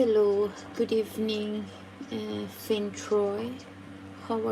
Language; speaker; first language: English; non-native, fluent; Filipino